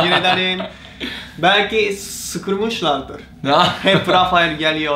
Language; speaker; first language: Turkish; non-native, learner; Japanese